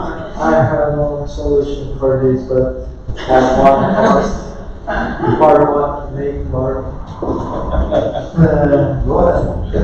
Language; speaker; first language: English; non-native, learner; Portuguese